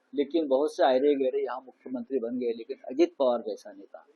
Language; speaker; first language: Hindi; non-native, local second language; Marathi